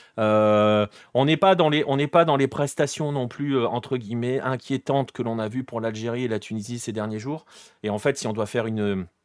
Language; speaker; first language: French; native; French